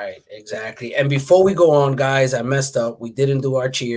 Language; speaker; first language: English; native; English